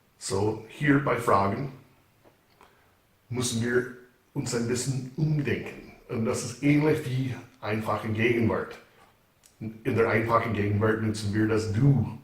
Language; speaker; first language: German; non-native, fluent; English